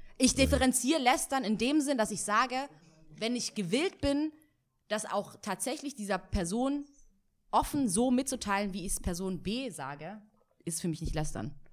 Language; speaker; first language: German; native; German